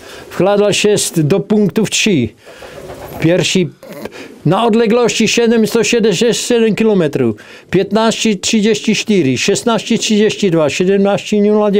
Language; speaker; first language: Polish; non-native, learner; Czech